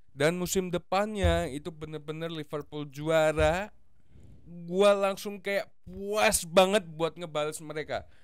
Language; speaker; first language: Indonesian; native; Indonesian